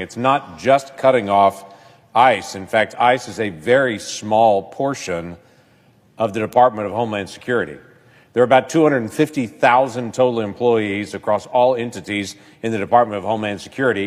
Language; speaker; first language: English; native; English